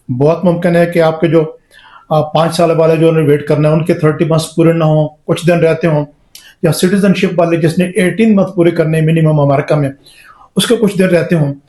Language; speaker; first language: Urdu; native; Urdu